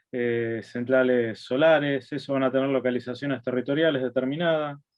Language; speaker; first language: Spanish; native; Spanish